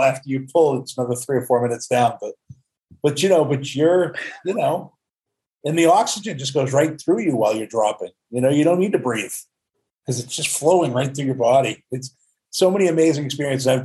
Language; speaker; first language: English; native; English